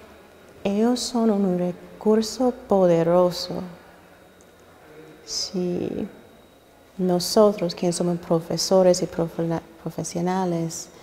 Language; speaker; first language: Spanish; non-native, learner; English